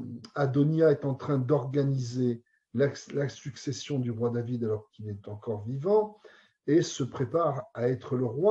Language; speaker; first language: French; native; French